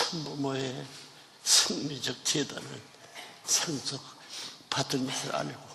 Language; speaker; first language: Korean; native; Korean